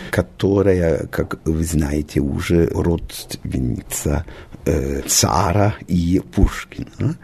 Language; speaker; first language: Russian; non-native, learner; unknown